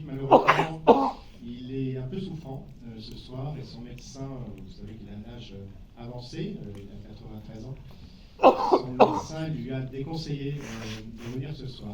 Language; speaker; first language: French; native; French